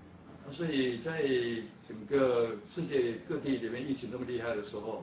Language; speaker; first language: Chinese; native; Chinese